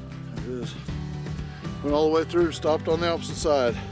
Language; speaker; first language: English; native; English